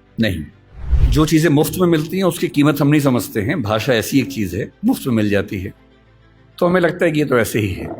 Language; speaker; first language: Hindi; native; Hindi